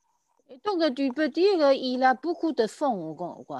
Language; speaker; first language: French; non-native, learner; Chinese